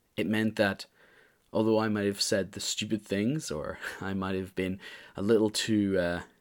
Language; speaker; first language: English; native; English